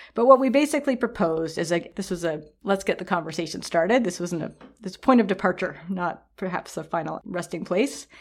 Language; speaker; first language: English; native; English